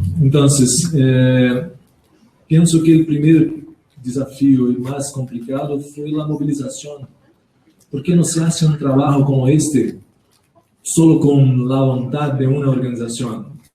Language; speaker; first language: Spanish; non-native, learner; Portuguese